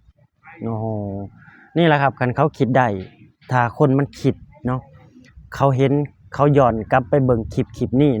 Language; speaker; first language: Thai; non-native, local second language; Lao